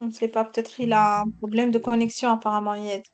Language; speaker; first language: French; non-native, local second language; Arabic